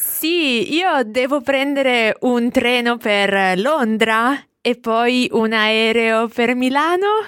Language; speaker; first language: Italian; non-native, fluent; English